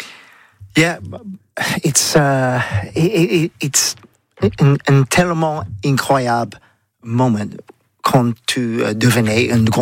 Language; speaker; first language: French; non-native, learner; English